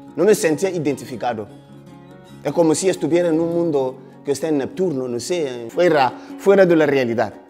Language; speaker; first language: Spanish; non-native, fluent; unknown